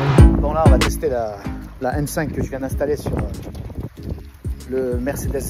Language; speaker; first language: French; native; French